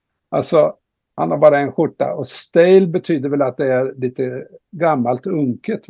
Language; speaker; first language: Swedish; native; Swedish